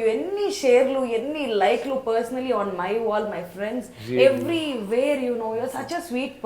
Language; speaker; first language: Telugu; native; Telugu